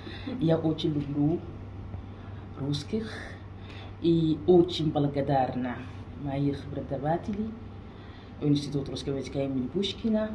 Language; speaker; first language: Russian; non-native, fluent; Arabic